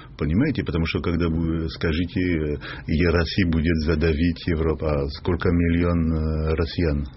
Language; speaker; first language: Russian; non-native, fluent; French